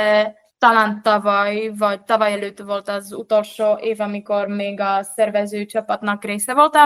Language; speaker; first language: Hungarian; non-native, fluent; Czech